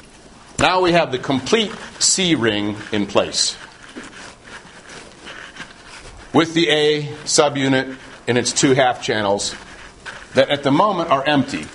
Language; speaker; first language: English; native; English